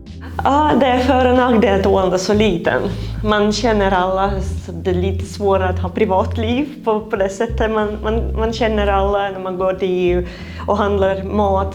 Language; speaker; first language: Swedish; non-native, fluent; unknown